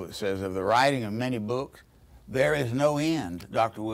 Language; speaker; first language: English; native; English